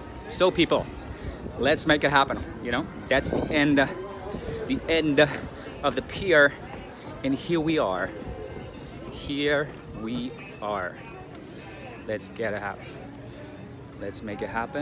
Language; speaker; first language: English; non-native, fluent; German